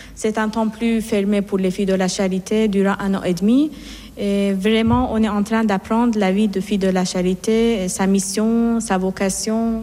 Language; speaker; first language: French; non-native, fluent; Persian